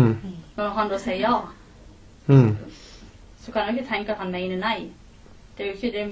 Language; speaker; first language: Norwegian; native; Norwegian